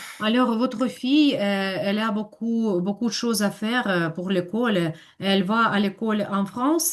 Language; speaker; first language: French; non-native, fluent; Ukrainian